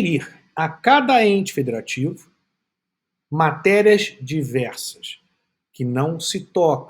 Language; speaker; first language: Portuguese; native; Portuguese